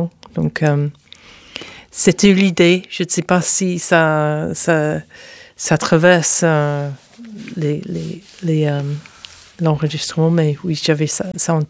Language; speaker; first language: French; non-native, fluent; English